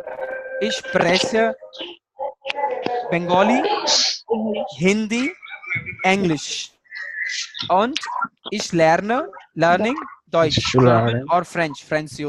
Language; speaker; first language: German; non-native, fluent; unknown